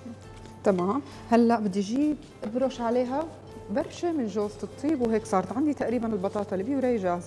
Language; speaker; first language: Arabic; native; Arabic